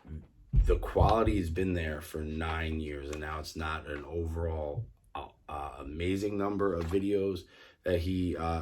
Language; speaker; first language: English; native; English